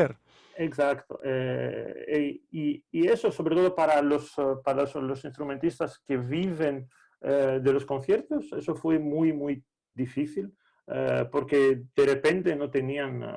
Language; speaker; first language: Spanish; non-native, fluent; Greek